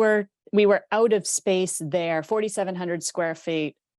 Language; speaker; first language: English; native; English